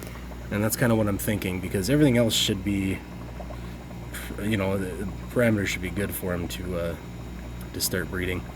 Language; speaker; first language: English; native; English